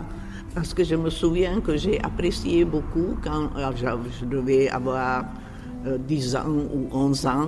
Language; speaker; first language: French; non-native, fluent; Czech